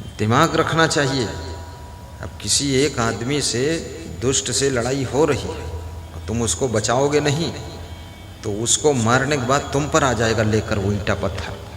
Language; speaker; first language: Hindi; native; Hindi